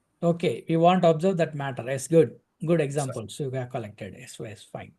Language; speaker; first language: English; non-native, local second language; Telugu